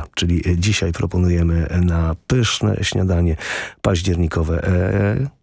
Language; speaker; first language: Polish; native; Polish